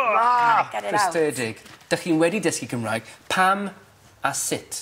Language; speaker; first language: Welsh; non-native, learner; English